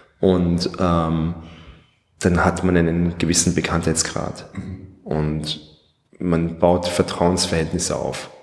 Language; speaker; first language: German; early bilingual, other home language; Persian